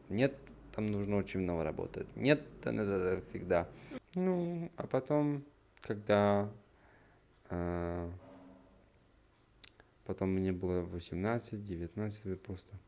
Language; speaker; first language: Russian; non-native, learner; Hungarian